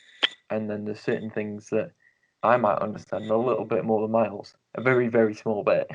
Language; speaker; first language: English; native; English